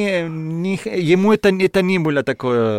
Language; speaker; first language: Russian; non-native, learner; Spanish